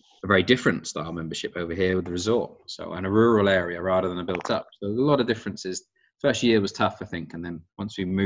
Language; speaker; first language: English; native; English